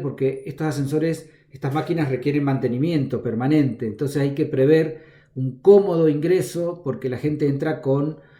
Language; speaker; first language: Spanish; native; Spanish